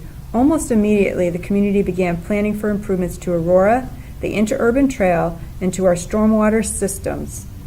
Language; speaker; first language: English; native; English